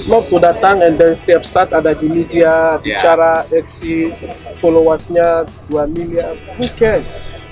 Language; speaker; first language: Indonesian; non-native, fluent; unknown